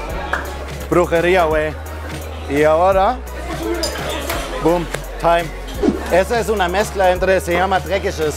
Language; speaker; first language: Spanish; non-native, fluent; German